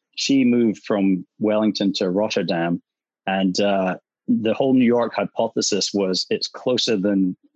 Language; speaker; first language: English; native; English